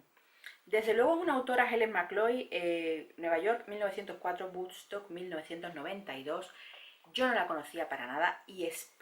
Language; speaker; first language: Spanish; native; Spanish